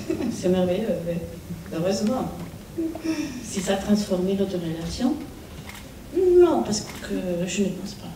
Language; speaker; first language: French; non-native, fluent; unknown